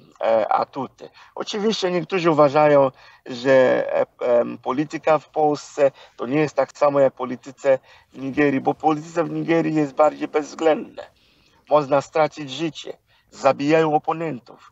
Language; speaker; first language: Polish; non-native, fluent; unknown